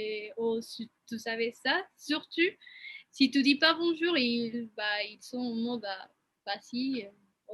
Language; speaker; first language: French; non-native, fluent; Spanish